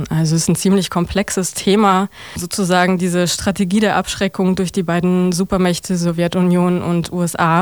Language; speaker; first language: German; native; German